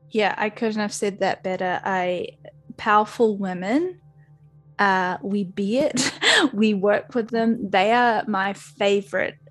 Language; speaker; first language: English; native; English